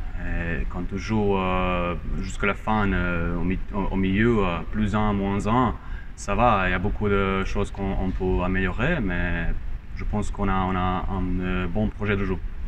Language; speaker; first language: French; non-native, fluent; Croatian